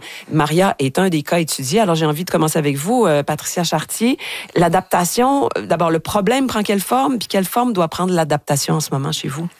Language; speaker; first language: French; native; French